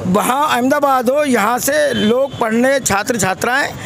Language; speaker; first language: Hindi; native; Hindi